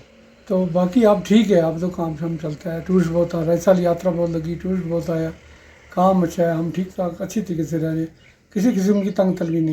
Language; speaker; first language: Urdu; non-native, local second language; Kashmiri